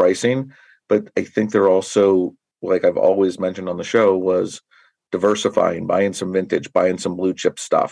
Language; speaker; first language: English; native; English